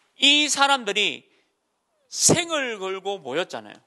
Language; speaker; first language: Korean; native; Korean